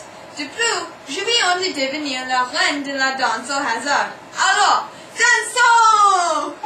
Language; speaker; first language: French; non-native, learner; English